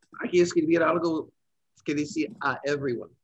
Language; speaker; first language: Spanish; non-native, learner; English